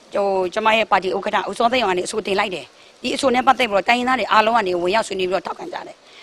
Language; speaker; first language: Burmese; non-native, local second language; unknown